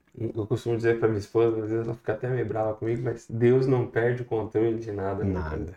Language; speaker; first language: Portuguese; native; Portuguese